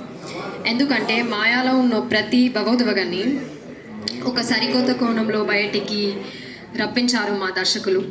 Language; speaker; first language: Telugu; non-native, learner; Malayalam